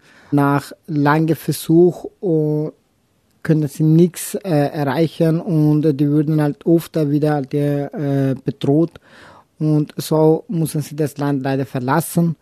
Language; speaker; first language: German; non-native, local second language; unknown